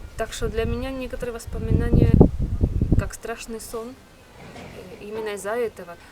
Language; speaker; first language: Russian; native; Russian